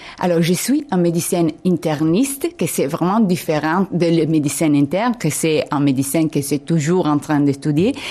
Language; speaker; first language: French; non-native, fluent; Italian